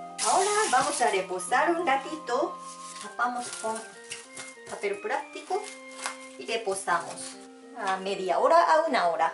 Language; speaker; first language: Spanish; non-native, fluent; Japanese